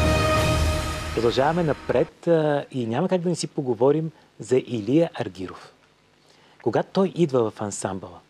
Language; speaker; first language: Bulgarian; native; Bulgarian